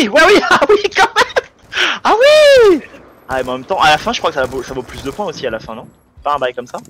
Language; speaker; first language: French; native; French